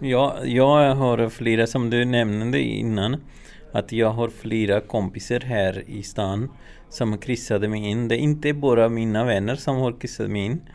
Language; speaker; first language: Swedish; non-native, learner; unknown